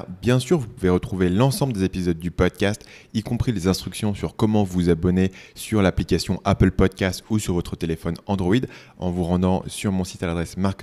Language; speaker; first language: French; native; French